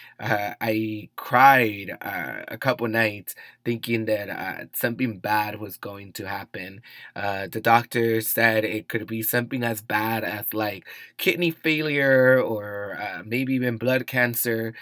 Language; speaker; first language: English; early bilingual, other home language; Spanish